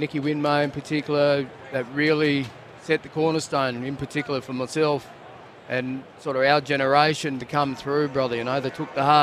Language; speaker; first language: English; native; English